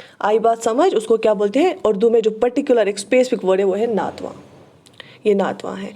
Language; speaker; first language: Urdu; non-native, local second language; Kashmiri